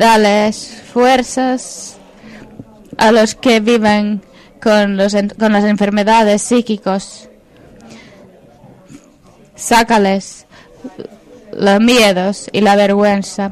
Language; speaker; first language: Spanish; non-native, fluent; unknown